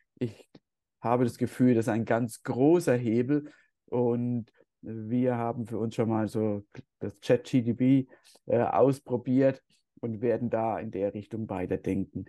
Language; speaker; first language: German; native; German